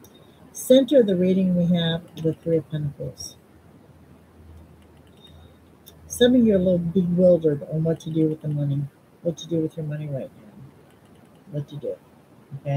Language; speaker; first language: English; native; English